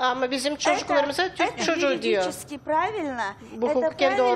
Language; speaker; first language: Turkish; non-native, fluent; Russian